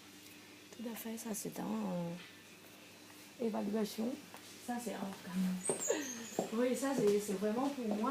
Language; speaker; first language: French; non-native, learner; Chinese